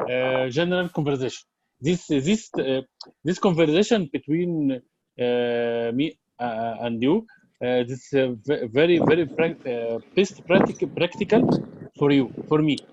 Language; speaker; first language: English; non-native, learner; Arabic